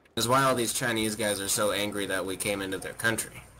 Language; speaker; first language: English; native; English